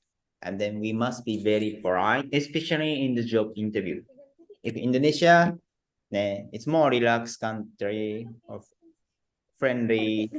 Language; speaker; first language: English; non-native, learner; Japanese